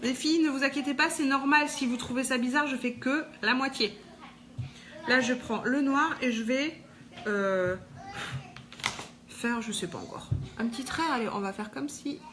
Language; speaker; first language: French; native; French